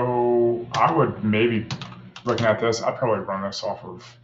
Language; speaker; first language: English; native; English